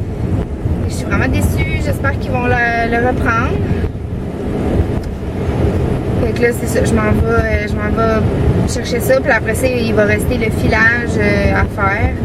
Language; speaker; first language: French; native; French